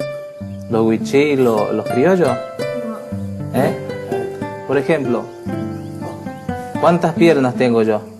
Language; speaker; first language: Spanish; non-native, local second language; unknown